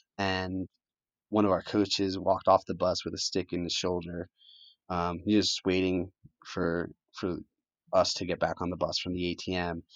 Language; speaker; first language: English; early bilingual, other home language; Spanish